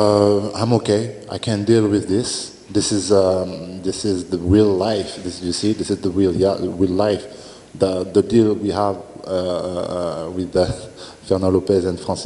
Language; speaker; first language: English; non-native, learner; French